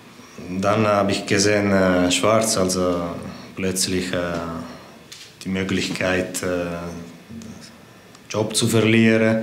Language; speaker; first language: German; non-native, fluent; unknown